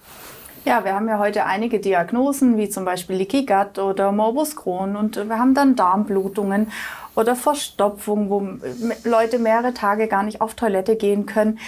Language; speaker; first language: German; native; German